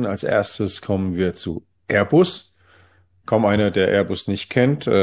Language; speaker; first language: German; native; German